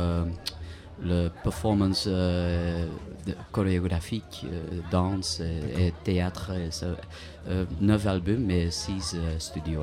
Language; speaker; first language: French; non-native, learner; Dutch